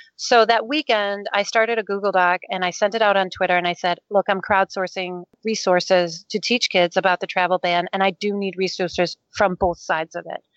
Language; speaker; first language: English; non-native, fluent; Danish